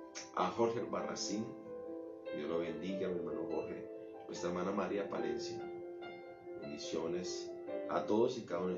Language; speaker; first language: Spanish; native; Spanish